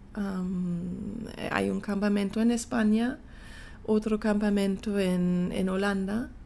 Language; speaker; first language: Spanish; early bilingual, heritage; German